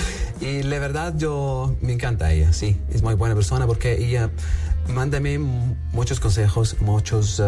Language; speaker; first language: Spanish; non-native, learner; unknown